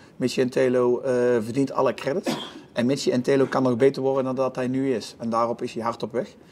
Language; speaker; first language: Dutch; native; Dutch